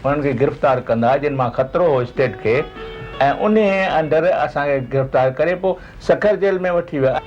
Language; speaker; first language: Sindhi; native; Sindhi